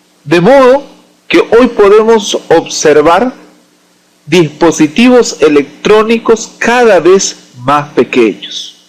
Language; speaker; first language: Spanish; native; Spanish